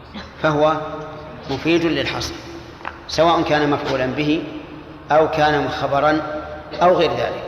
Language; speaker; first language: Arabic; native; Arabic